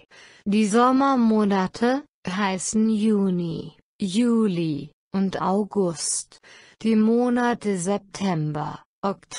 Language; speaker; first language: German; non-native, fluent; Thai